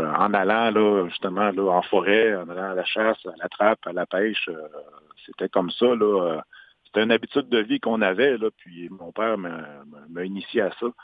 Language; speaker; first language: French; non-native, local second language; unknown